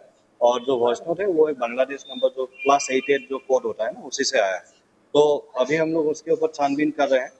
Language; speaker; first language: Hindi; non-native, local second language; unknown